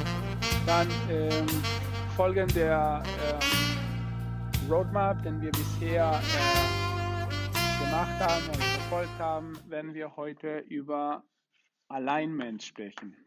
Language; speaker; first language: German; non-native, fluent; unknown